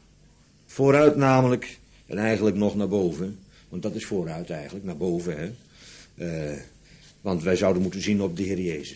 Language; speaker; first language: Dutch; native; Dutch